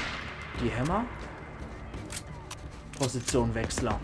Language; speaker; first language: German; native; German